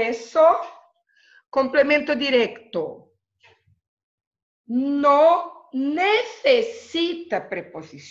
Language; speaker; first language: Spanish; non-native, fluent; Portuguese